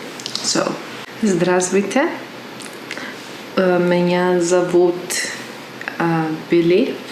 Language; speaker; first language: Russian; non-native, learner; English